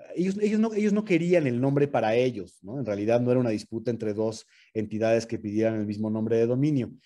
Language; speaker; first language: Spanish; native; Spanish